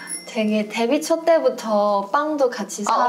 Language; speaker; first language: Korean; non-native, fluent; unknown